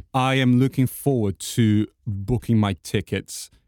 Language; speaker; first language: English; non-native, fluent; Portuguese